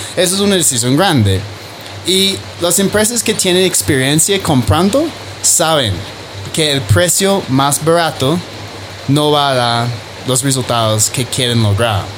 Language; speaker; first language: Spanish; non-native, fluent; English